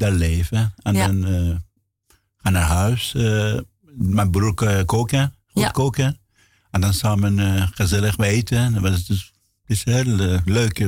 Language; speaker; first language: Dutch; non-native, learner; Persian